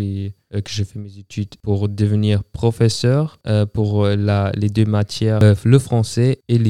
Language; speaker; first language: French; non-native, fluent; German